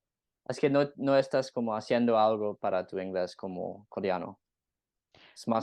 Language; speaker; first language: Spanish; non-native, learner; English